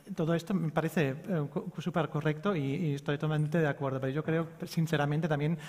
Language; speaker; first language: Spanish; early bilingual, heritage; Spanish